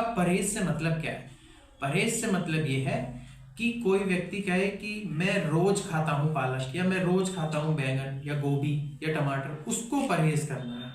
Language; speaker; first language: Hindi; native; Hindi